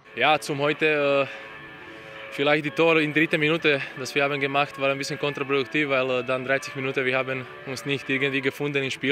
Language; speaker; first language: German; non-native, learner; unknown